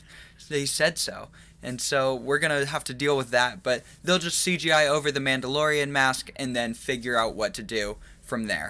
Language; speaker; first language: English; native; English